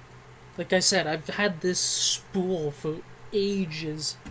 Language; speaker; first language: English; native; English